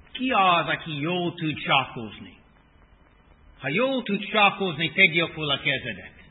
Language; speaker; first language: Hungarian; non-native, fluent; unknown